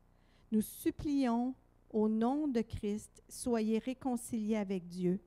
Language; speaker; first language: French; native; French